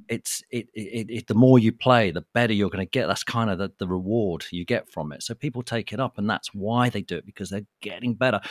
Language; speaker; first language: English; native; English